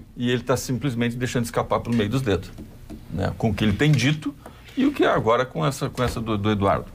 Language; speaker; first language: Portuguese; native; Portuguese